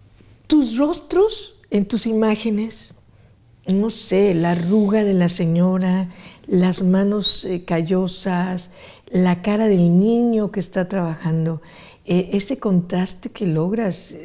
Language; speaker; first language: Spanish; native; Spanish